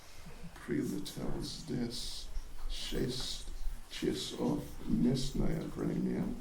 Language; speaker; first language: Russian; non-native, learner; English